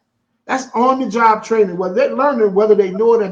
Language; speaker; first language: English; native; English